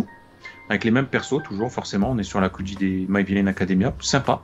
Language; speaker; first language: French; native; French